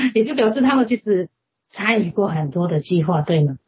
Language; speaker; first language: Chinese; native; Chinese